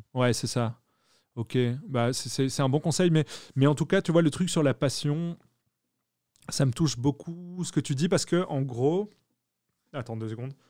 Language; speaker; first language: French; native; French